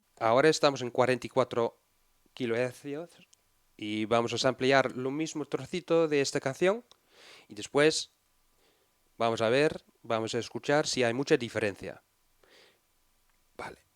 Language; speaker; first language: Spanish; non-native, fluent; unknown